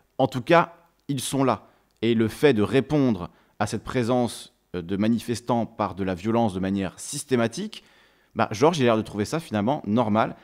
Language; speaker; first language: French; native; French